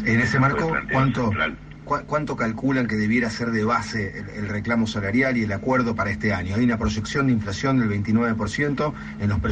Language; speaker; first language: Spanish; native; Spanish